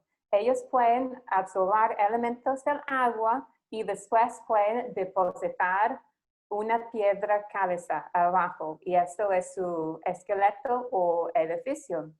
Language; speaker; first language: Spanish; non-native, fluent; English